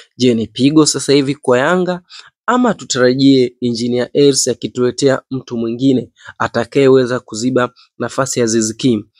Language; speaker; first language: Swahili; native; Swahili